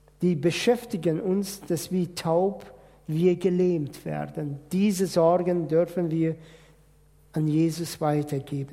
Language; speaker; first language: German; non-native, fluent; Persian